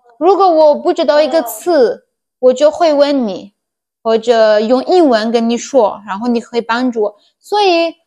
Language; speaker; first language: Chinese; non-native, fluent; Persian